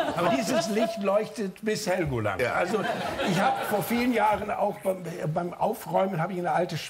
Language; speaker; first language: German; non-native, fluent; English